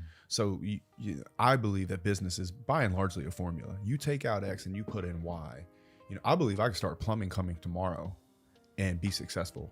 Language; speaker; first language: English; native; English